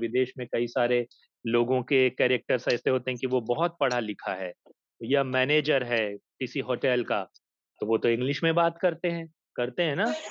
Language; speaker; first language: Hindi; native; Hindi